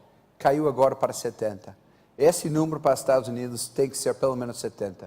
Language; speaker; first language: Portuguese; non-native, fluent; English